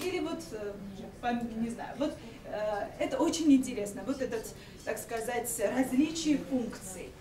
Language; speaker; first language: Russian; non-native, local second language; Georgian